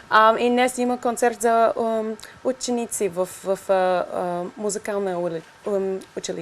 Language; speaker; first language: Bulgarian; non-native, learner; English